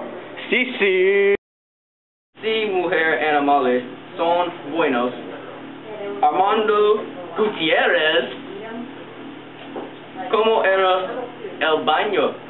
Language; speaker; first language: Spanish; non-native, learner; English